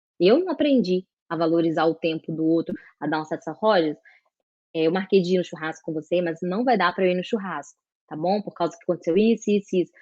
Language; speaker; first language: Portuguese; native; Portuguese